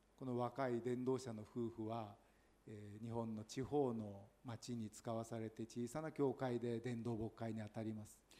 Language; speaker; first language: Japanese; native; Japanese